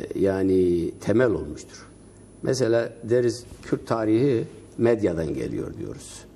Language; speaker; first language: Turkish; non-native, local second language; Kurdish